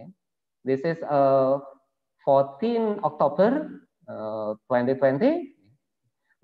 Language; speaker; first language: English; non-native, learner; Indonesian